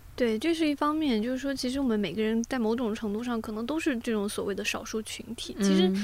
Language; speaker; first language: Chinese; native; Chinese